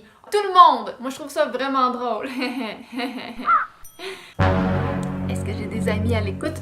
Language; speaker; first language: French; native; French